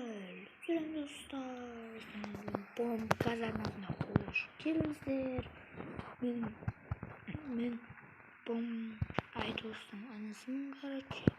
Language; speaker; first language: Turkish; non-native, learner; Kazakh